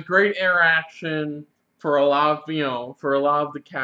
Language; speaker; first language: English; native; English